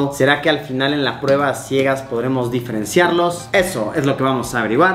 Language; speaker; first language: Spanish; native; Spanish